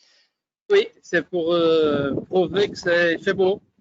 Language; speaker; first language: French; non-native, fluent; Portuguese